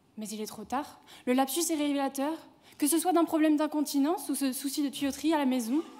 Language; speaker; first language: French; native; French